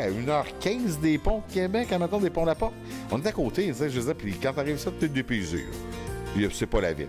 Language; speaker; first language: French; native; French